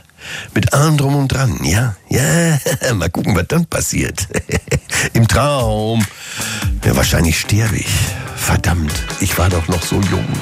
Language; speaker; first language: German; native; German